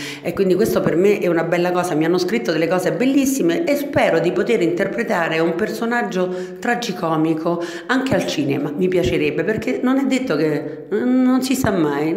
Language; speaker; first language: Italian; native; Italian